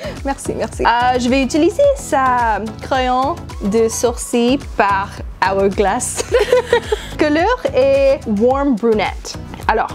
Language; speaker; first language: French; non-native, learner; English